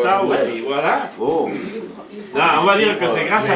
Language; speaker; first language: French; native; French